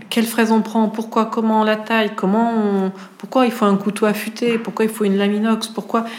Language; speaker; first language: French; native; French